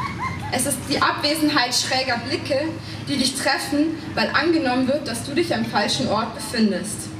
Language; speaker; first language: German; native; German